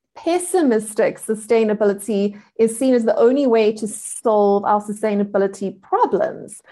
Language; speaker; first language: English; native; English